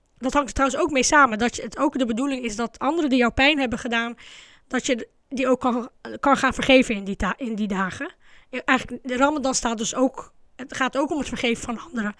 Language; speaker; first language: Dutch; early bilingual, other home language; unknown